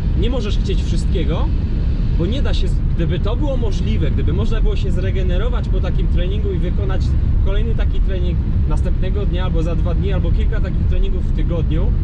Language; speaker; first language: Polish; native; Polish